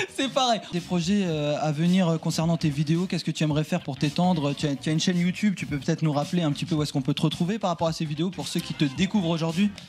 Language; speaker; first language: French; native; French